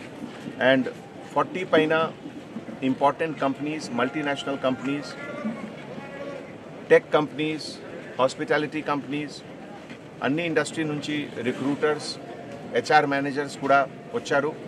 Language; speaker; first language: Telugu; native; Telugu